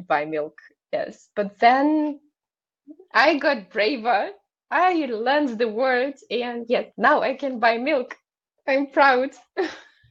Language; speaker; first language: English; non-native, fluent; Russian